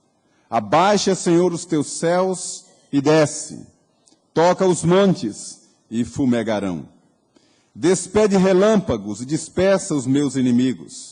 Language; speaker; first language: Portuguese; native; Portuguese